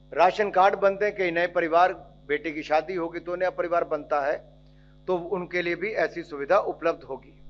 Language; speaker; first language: Hindi; native; Hindi